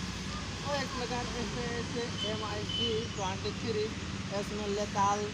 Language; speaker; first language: Spanish; non-native, learner; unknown